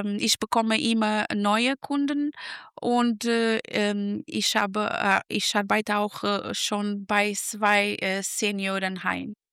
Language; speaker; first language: German; non-native, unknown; Portuguese